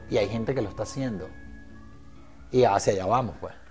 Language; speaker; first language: Spanish; native; Spanish